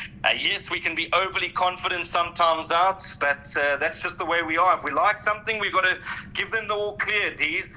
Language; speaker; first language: English; native; English